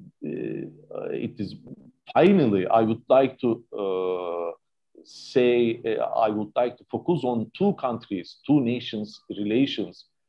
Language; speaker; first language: English; non-native, fluent; Turkish